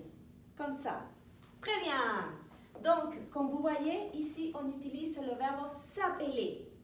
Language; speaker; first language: French; non-native, fluent; Spanish